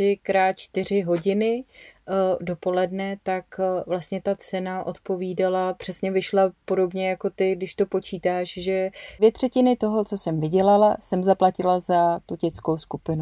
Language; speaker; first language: Czech; native; Czech